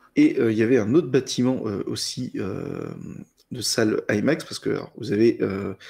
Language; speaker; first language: French; native; French